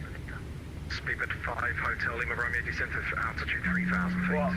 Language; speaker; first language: English; native; English